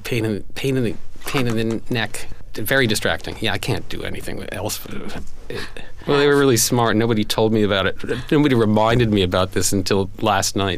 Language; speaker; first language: English; native; English